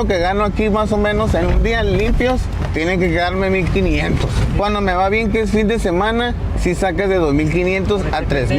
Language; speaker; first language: Spanish; native; Spanish